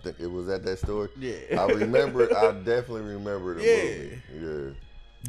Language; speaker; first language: English; native; English